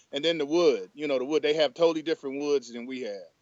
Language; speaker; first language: English; native; English